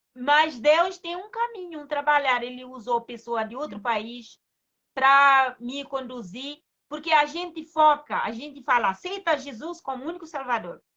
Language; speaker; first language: Portuguese; non-native, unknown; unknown